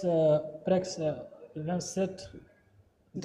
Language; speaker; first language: French; non-native, learner; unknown